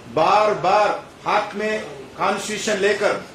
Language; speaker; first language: Hindi; non-native, local second language; Telugu